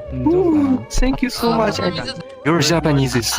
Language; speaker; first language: English; non-native, learner; Japanese